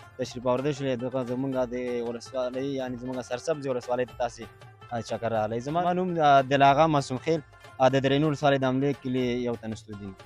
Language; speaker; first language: Pashto; non-native, local second language; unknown